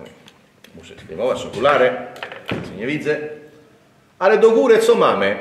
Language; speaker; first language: Polish; non-native, learner; Italian